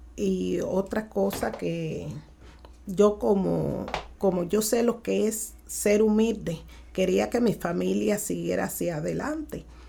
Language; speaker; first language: Spanish; early bilingual, other home language; Haitian Creole